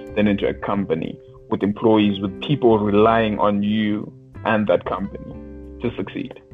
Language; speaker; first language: English; non-native, local second language; Shona